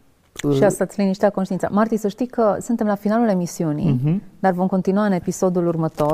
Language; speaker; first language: Romanian; native; Romanian